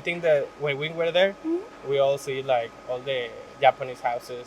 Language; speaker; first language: English; non-native, learner; Spanish